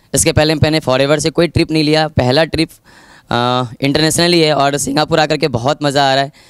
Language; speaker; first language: Hindi; native; Hindi